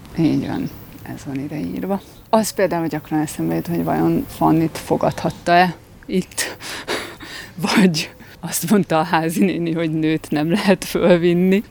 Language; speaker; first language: Hungarian; native; Hungarian